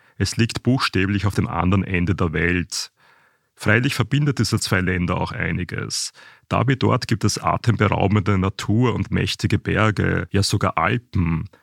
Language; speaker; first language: German; native; German